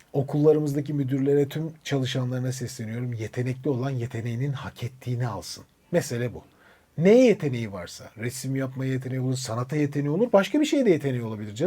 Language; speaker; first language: Turkish; native; Turkish